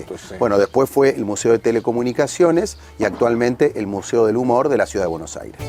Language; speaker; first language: Spanish; native; Spanish